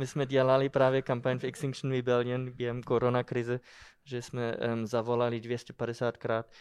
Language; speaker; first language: Czech; non-native, fluent; German